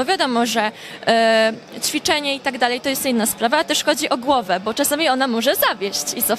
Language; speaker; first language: Polish; native; Polish